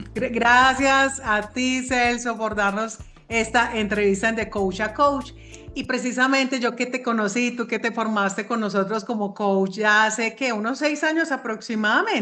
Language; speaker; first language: Spanish; native; Spanish